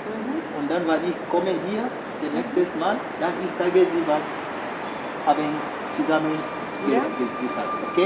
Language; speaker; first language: German; non-native, learner; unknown